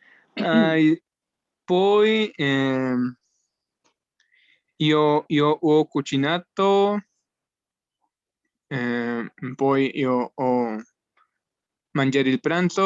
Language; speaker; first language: Italian; non-native, learner; Spanish